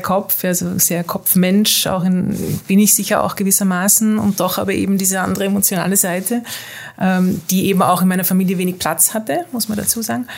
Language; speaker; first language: German; early bilingual, heritage; German